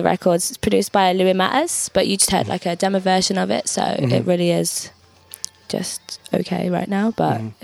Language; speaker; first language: English; native; English